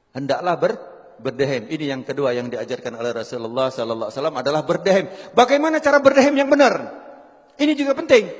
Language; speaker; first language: Indonesian; native; Indonesian